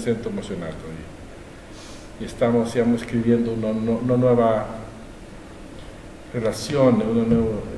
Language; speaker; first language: Italian; non-native, learner; Spanish